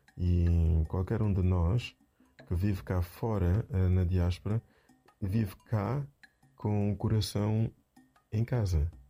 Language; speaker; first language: Portuguese; native; Portuguese